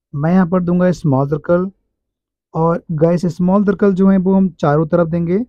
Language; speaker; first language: Hindi; native; Hindi